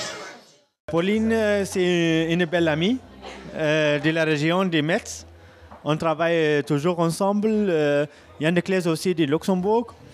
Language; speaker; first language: French; non-native, fluent; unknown